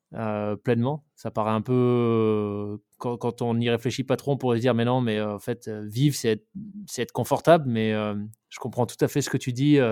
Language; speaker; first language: French; native; French